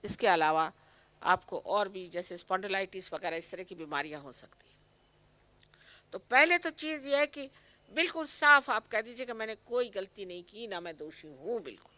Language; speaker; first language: Hindi; non-native, local second language; Marathi